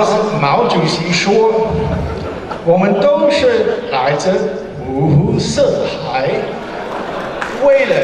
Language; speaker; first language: Chinese; non-native, learner; English